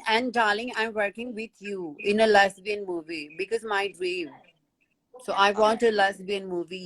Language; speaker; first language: English; non-native, learner; Hindi